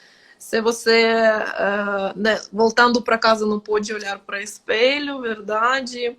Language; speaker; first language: Portuguese; non-native, fluent; Ukrainian